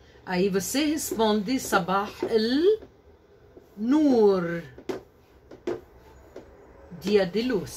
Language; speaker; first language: Portuguese; non-native, learner; Arabic